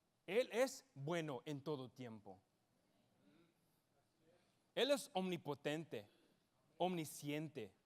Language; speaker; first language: Spanish; early bilingual, heritage; English